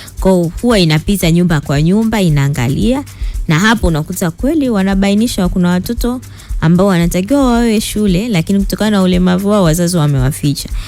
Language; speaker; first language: Swahili; native; Swahili